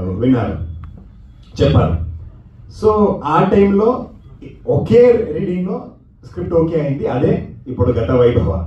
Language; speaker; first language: Telugu; non-native, learner; Kannada